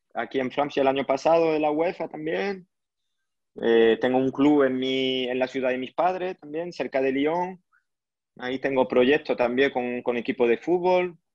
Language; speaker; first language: Spanish; early bilingual, heritage; French